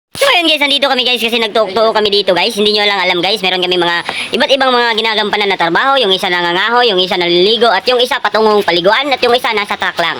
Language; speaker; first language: Filipino; non-native, local second language; Cebuano